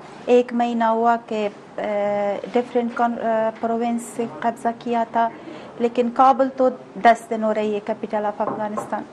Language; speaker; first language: Hindi; non-native, fluent; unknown